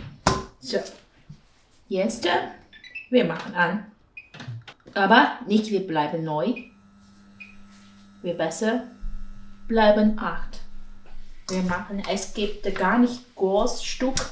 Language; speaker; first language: German; non-native, learner; Chinese